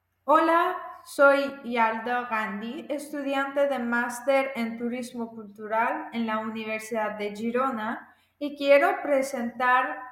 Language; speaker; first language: Spanish; non-native, fluent; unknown